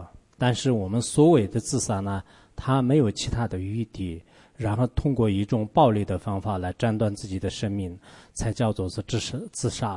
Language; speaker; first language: Chinese; non-native, local second language; Tibetan